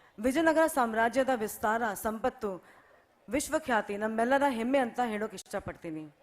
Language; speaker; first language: Kannada; non-native, fluent; Hindi